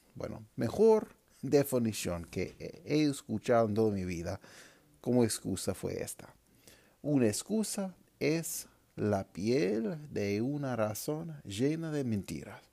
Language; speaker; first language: Spanish; non-native, fluent; English